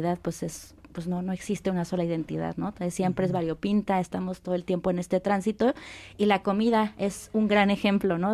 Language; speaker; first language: Spanish; native; Spanish